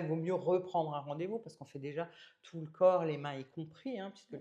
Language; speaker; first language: French; native; French